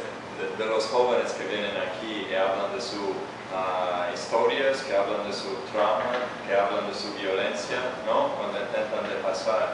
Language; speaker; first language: Spanish; non-native, fluent; Italian